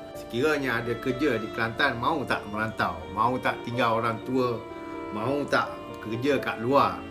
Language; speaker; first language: Malay; native; Malay